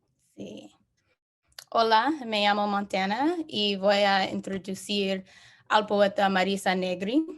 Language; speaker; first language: Spanish; non-native, learner; English